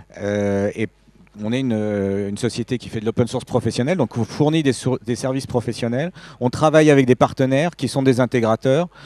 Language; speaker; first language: French; native; French